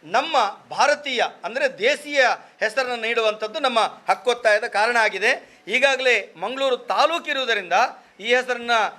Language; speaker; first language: Kannada; non-native, local second language; Tulu